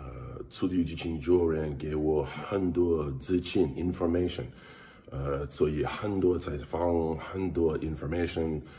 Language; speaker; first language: Chinese; non-native, learner; English